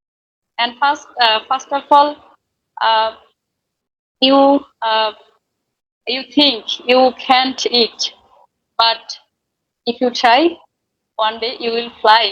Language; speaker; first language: English; non-native, learner; Bangla